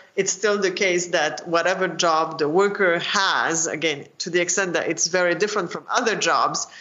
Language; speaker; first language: English; non-native, fluent; French